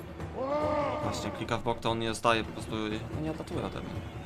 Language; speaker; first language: Polish; native; Polish